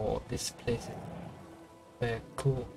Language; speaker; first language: English; non-native, learner; Japanese